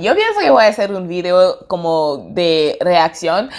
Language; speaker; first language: Spanish; non-native, fluent; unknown